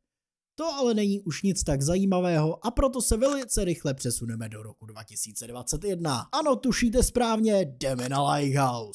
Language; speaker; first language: Czech; native; Czech